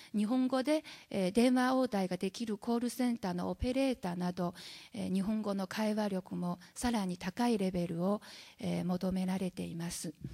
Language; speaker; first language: Japanese; non-native, fluent; Chinese